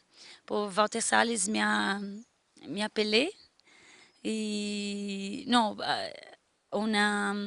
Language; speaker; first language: French; non-native, learner; Portuguese